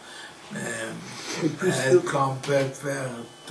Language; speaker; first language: French; non-native, fluent; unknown